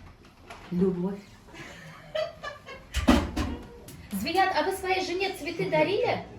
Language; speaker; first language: Russian; native; Russian